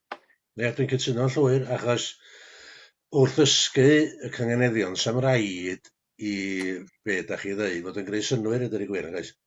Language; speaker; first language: Welsh; native; Welsh